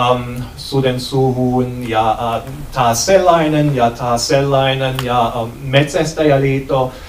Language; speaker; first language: Finnish; non-native, learner; German